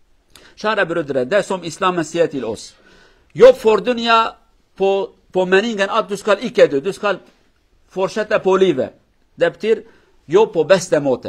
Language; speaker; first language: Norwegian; non-native, learner; Kurdish